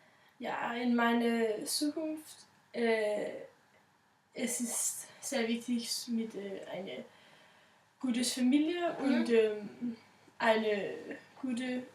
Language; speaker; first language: German; non-native, learner; Danish